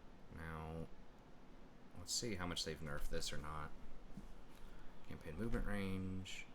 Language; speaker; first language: English; native; English